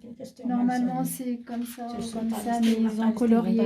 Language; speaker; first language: French; non-native, local second language; Arabic